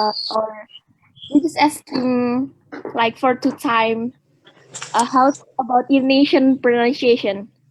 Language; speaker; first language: English; non-native, learner; Indonesian